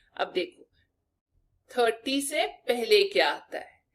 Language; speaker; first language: Hindi; non-native, local second language; Punjabi